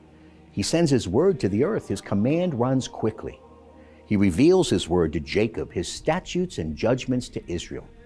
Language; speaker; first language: English; native; English